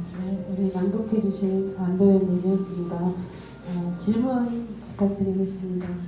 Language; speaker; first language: Korean; native; Korean